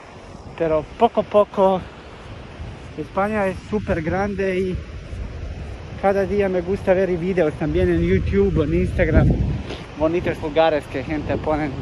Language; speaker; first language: Spanish; non-native, learner; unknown